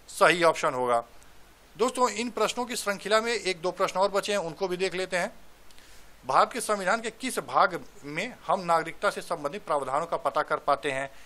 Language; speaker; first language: Hindi; native; Hindi